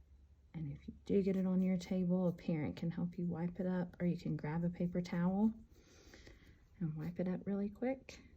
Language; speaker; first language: English; native; English